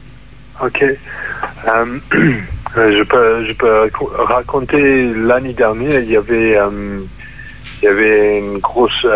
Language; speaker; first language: French; non-native, fluent; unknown